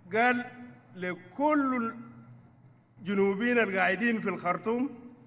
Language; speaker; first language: Arabic; non-native, local second language; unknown